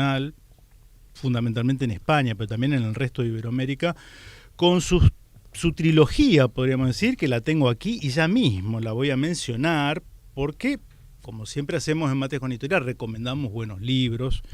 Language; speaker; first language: Spanish; native; Spanish